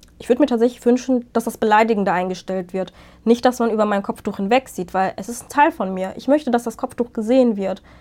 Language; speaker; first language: German; early bilingual, other home language; Arabic